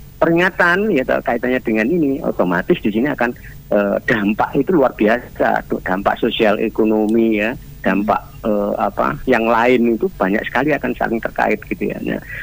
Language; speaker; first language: Indonesian; non-native, local second language; Javanese